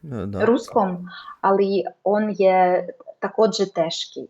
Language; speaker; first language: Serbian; non-native, learner; Russian